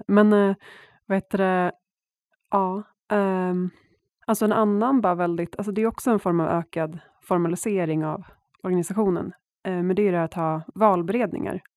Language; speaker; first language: Swedish; native; Swedish